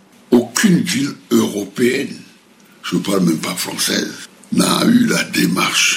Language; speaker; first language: French; non-native, local second language; Fon